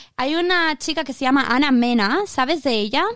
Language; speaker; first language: Spanish; non-native, learner; Chinese